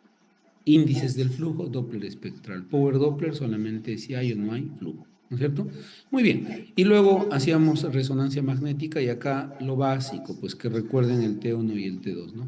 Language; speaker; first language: Spanish; native; Spanish